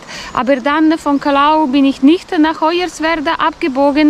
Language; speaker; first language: German; non-native, fluent; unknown